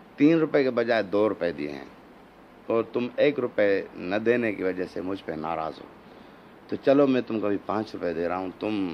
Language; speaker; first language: Urdu; non-native, local second language; Sindhi